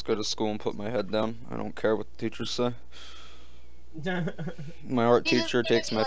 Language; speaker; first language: English; native; English